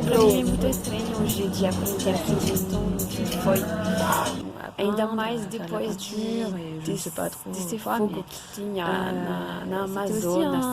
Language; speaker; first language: Portuguese; non-native, fluent; French